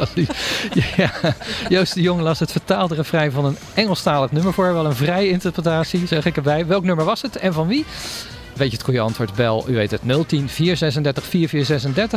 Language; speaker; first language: Dutch; native; Dutch